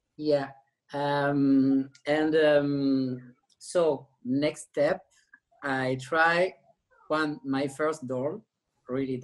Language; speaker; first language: English; non-native, learner; French